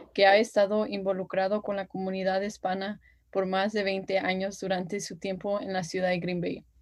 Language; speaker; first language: Spanish; early bilingual, heritage; Spanish